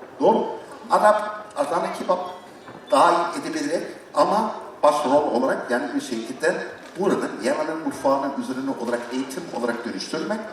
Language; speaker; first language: Turkish; non-native, learner; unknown